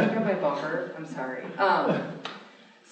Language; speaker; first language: English; native; English